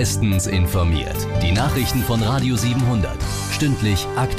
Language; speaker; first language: German; native; German